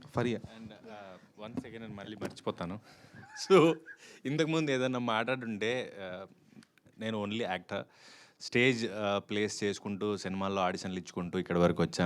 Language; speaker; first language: Telugu; native; Telugu